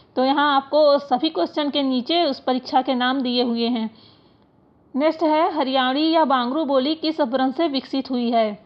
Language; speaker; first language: Hindi; native; Hindi